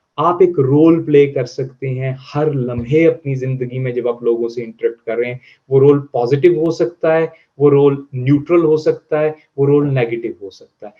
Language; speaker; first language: Urdu; native; Urdu